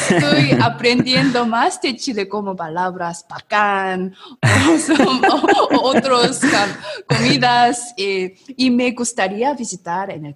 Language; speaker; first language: Spanish; non-native, learner; Korean